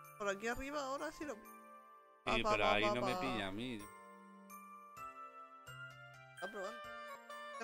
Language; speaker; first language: Spanish; native; Spanish